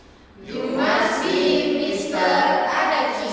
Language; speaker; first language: English; non-native, learner; Indonesian